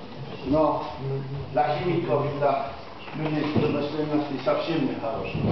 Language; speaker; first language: Russian; non-native, fluent; Polish